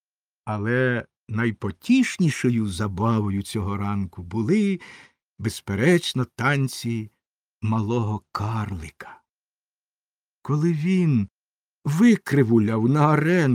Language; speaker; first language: Ukrainian; native; Ukrainian